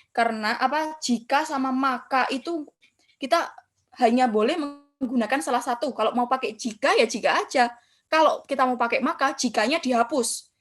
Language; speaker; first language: Indonesian; non-native, local second language; Javanese